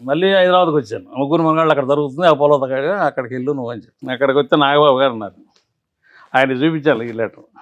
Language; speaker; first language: Telugu; native; Telugu